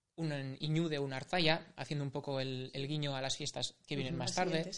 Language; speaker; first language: Spanish; native; Spanish